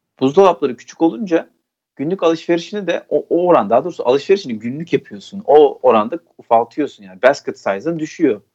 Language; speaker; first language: Turkish; native; Turkish